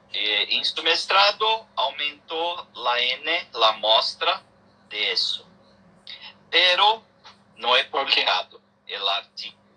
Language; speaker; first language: Spanish; non-native, learner; Portuguese